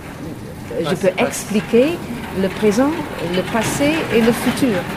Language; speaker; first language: French; non-native, fluent; Western Frisian